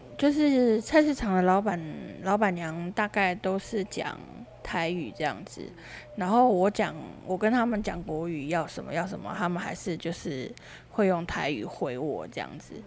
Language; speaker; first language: Chinese; native; Chinese